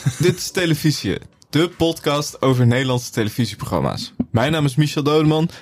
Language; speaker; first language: Dutch; native; Dutch